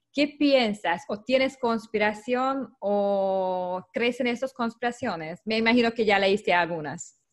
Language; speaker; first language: Spanish; non-native, learner; Hungarian